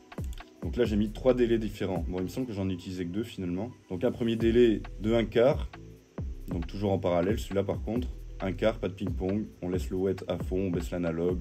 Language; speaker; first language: French; native; French